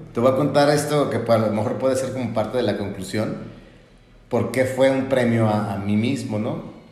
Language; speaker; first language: Spanish; native; Spanish